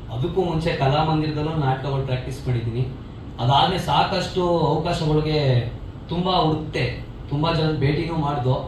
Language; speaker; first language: Kannada; native; Kannada